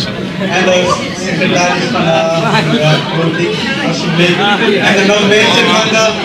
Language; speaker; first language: Dutch; non-native, learner; Nepali